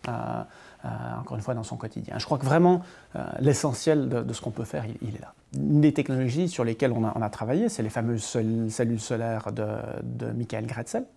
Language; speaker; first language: French; native; French